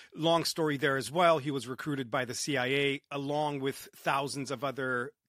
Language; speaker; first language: English; early bilingual, other home language; Romanian